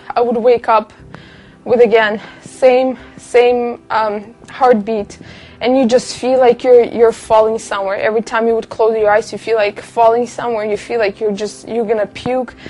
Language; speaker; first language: English; non-native, fluent; Russian